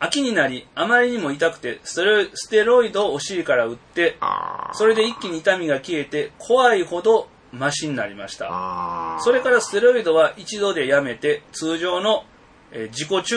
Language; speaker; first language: Japanese; native; Japanese